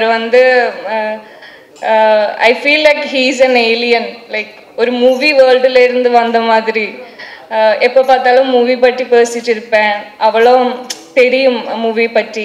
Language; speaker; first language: Tamil; non-native, learner; Malayalam